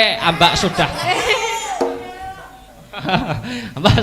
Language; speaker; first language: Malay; non-native, local second language; Javanese